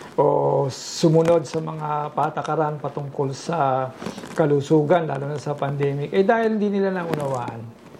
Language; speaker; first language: Filipino; native; Filipino